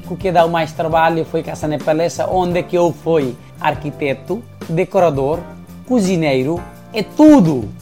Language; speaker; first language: Portuguese; non-native, fluent; Nepali